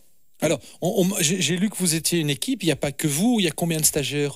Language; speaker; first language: French; native; French